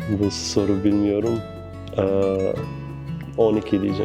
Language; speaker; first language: Turkish; non-native, fluent; Bosnian